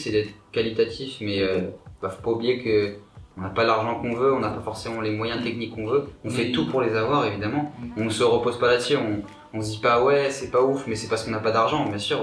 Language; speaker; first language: French; native; French